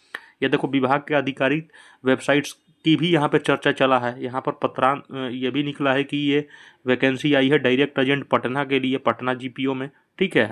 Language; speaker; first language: Hindi; native; Hindi